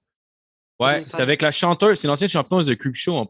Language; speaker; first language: French; native; French